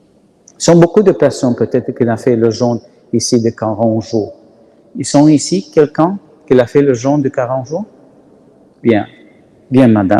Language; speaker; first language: French; non-native, learner; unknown